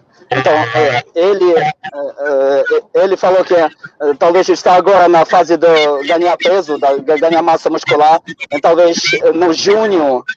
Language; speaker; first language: Portuguese; non-native, fluent; Russian